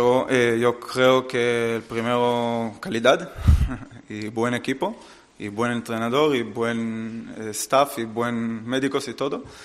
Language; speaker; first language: Spanish; non-native, learner; Hebrew